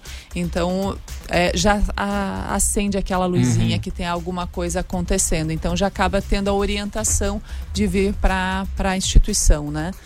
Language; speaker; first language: Portuguese; native; Portuguese